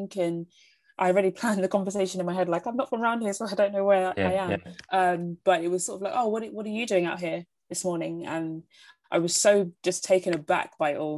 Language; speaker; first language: English; native; English